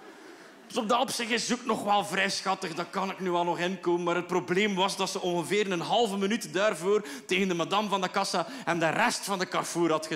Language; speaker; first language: Dutch; native; Dutch